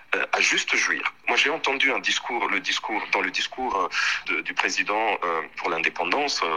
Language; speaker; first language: French; non-native, local second language; Swahili